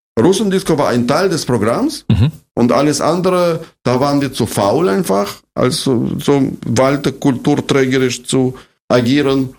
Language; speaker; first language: German; non-native, fluent; Russian